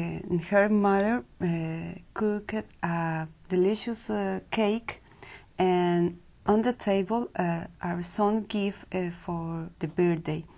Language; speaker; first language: English; non-native, learner; Spanish